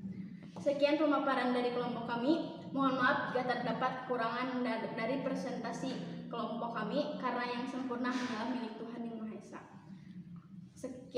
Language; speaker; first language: Indonesian; native; Indonesian